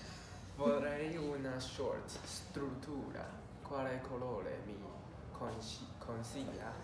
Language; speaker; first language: Italian; non-native, learner; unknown